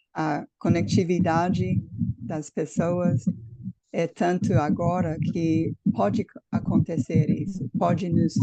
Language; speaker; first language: Portuguese; non-native, fluent; English